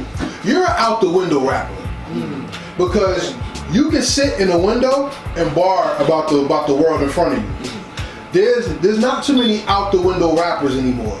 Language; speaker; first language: English; native; English